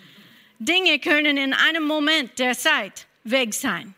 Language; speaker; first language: German; non-native, fluent; English